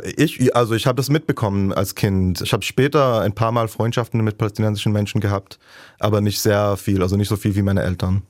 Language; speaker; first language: German; non-native, fluent; Hebrew